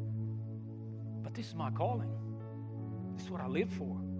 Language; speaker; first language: English; native; English